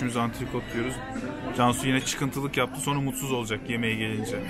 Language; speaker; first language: Turkish; native; Turkish